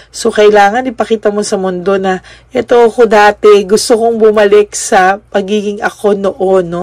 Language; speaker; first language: Filipino; native; Filipino